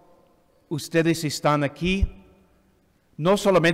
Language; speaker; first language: Spanish; non-native, fluent; English